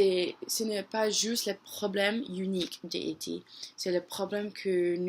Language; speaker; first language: French; non-native, learner; English